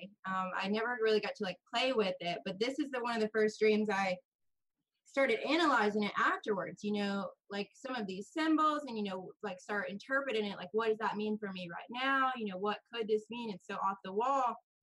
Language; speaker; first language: English; native; English